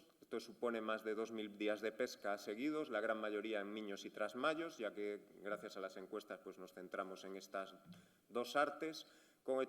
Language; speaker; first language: Spanish; native; Spanish